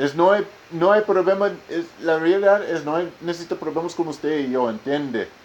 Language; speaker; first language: Spanish; non-native, learner; English